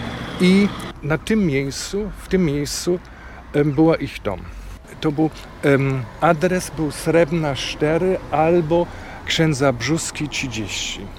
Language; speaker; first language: Polish; non-native, fluent; German